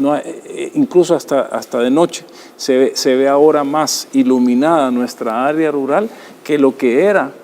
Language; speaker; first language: Spanish; native; Spanish